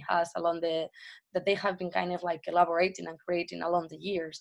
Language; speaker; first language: English; non-native, fluent; Spanish